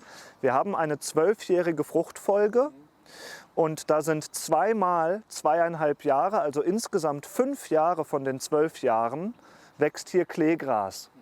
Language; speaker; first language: German; native; German